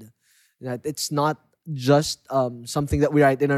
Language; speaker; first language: English; non-native, local second language; Filipino